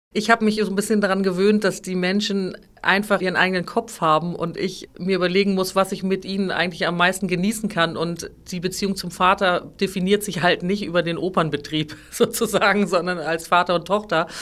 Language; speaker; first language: German; native; German